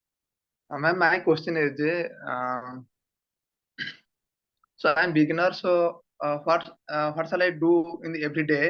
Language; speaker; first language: English; non-native, learner; Odia